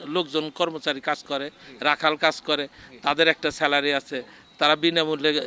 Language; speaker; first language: Bangla; native; Bangla